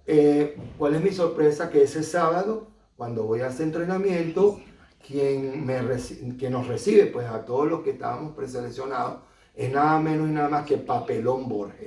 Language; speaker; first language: Spanish; native; Spanish